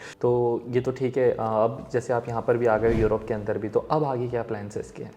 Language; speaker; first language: Hindi; native; Hindi